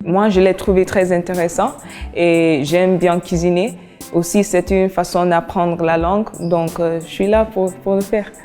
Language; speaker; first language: French; non-native, learner; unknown